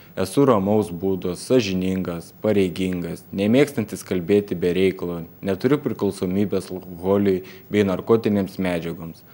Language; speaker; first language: Lithuanian; native; Lithuanian